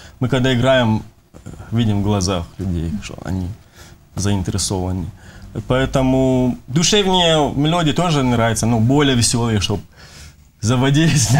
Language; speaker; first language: Russian; non-native, fluent; Persian